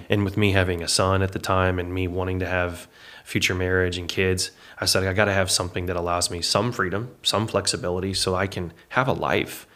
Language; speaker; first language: English; native; English